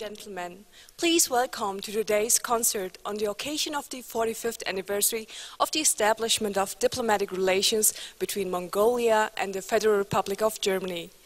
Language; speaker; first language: English; non-native, fluent; Mongolian